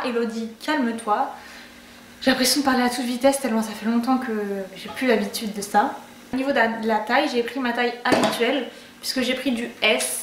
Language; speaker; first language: French; native; French